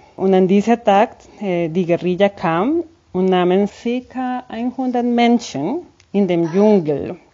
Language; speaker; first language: German; non-native, fluent; Spanish